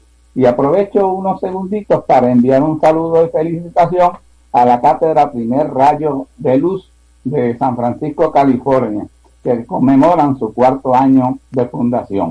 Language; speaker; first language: Spanish; native; Spanish